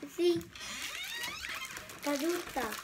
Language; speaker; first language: Italian; early bilingual, other home language; Filipino